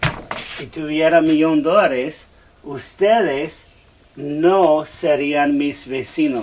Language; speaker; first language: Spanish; non-native, learner; English